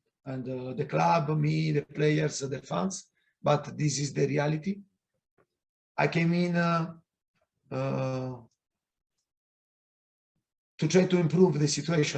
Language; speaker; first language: English; non-native, fluent; Italian